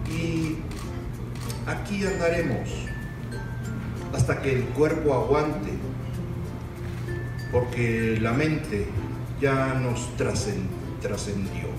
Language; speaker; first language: Spanish; native; Spanish